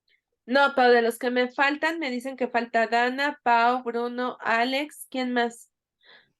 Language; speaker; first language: Spanish; native; Spanish